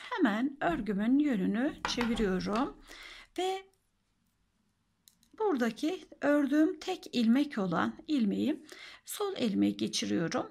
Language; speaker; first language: Turkish; native; Turkish